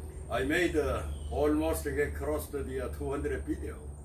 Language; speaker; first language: English; non-native, learner; Korean